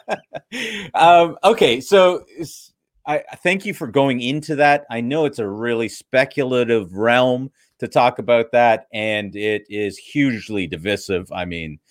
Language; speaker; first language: English; early bilingual, other home language; Hindi